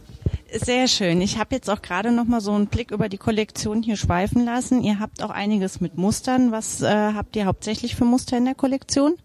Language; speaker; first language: German; native; German